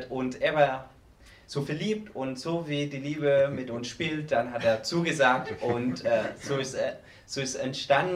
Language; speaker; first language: German; non-native, learner; Spanish